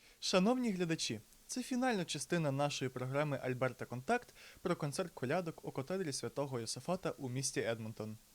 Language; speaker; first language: Ukrainian; native; Ukrainian